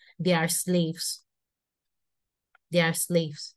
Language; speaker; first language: English; non-native, local second language; Chinese